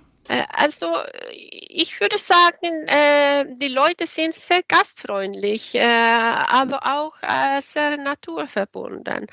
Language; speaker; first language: German; non-native, fluent; Swedish